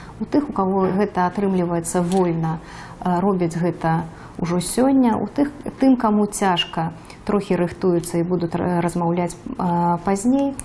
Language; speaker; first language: Belarusian; non-native, local second language; Russian